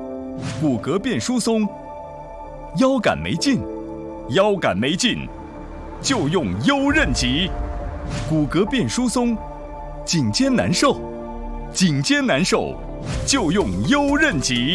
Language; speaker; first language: Chinese; native; Chinese